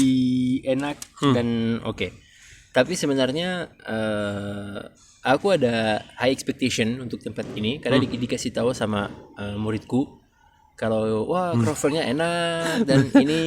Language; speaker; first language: Indonesian; non-native, fluent; French